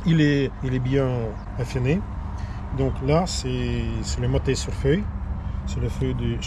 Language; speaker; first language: French; non-native, learner; Russian